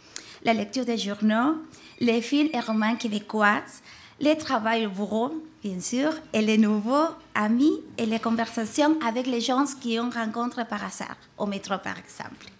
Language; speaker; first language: French; non-native, fluent; Spanish